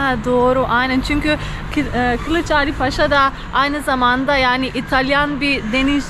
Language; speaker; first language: Turkish; non-native, fluent; Slovenian